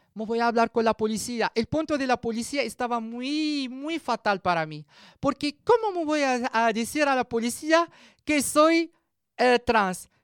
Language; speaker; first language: Spanish; non-native, learner; Arabic